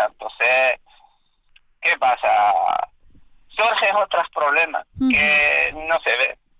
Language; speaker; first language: Spanish; non-native, fluent; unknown